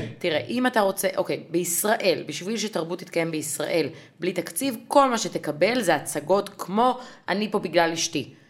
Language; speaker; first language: Hebrew; native; Hebrew